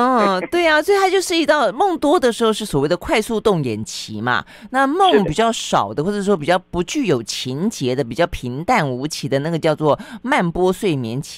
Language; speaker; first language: Chinese; native; Chinese